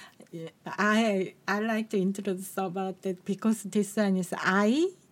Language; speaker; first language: English; non-native, learner; Korean